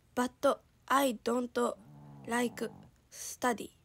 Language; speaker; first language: English; non-native, learner; Japanese